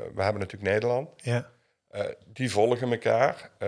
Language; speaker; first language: Dutch; native; Dutch